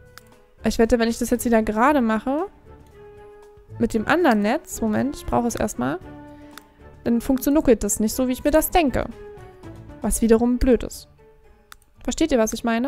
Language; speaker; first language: German; native; German